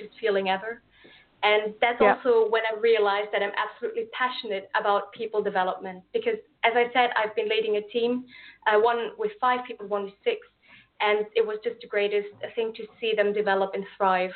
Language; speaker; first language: English; non-native, fluent; German